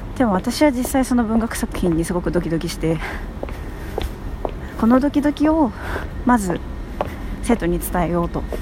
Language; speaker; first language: Japanese; native; Japanese